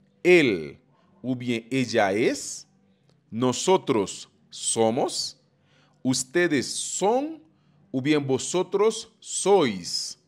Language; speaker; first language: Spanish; non-native, fluent; Haitian Creole